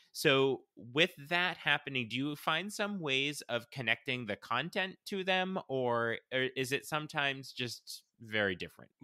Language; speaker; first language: English; native; English